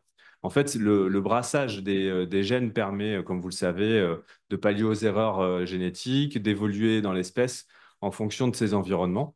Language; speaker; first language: French; native; French